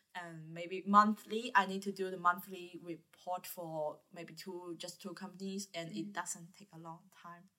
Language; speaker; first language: English; non-native, learner; Chinese